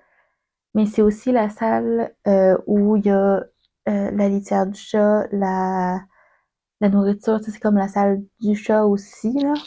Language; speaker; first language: French; native; French